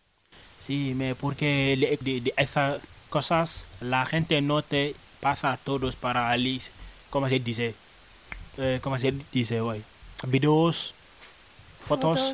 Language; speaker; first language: Spanish; non-native, learner; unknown